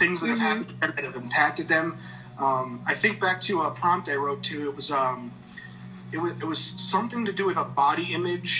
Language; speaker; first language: English; native; English